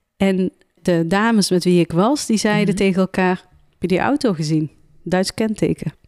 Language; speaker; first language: Dutch; early bilingual, other home language; Central Atlas Tamazight